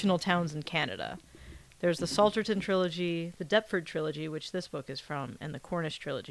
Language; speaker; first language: English; native; English